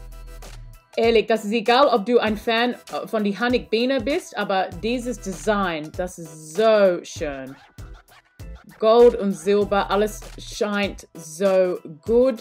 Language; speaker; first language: German; non-native, learner; English